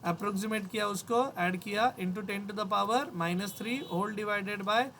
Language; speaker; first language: Hindi; non-native, local second language; Marathi